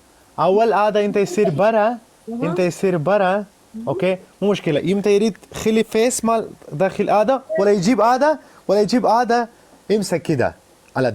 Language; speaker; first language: Arabic; non-native, learner; Pashto